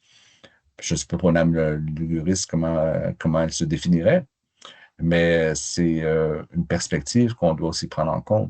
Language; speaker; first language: French; native; French